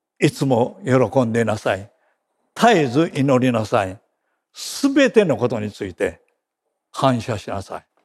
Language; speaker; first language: Japanese; native; Japanese